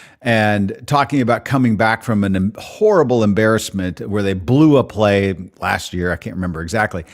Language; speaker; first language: English; native; English